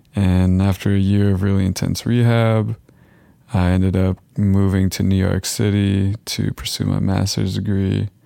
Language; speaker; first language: English; native; English